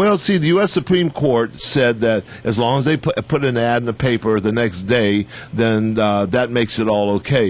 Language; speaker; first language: English; native; English